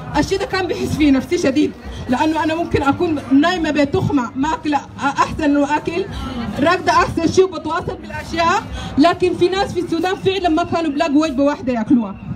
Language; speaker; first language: Arabic; native; Arabic